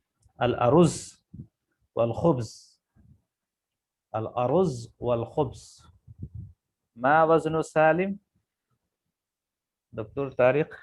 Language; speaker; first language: Arabic; non-native, fluent; Urdu